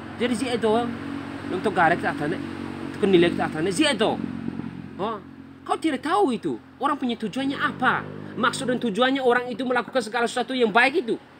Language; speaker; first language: Indonesian; non-native, local second language; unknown